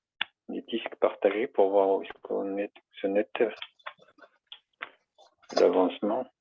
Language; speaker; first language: French; native; French